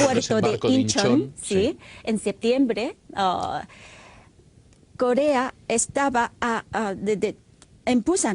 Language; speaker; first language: Spanish; non-native, fluent; Korean